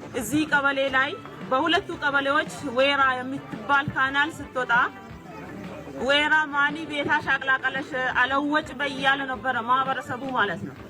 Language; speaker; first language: Amharic; non-native, local second language; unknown